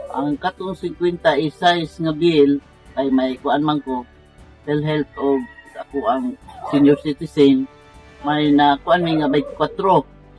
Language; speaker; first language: Cebuano; native; Cebuano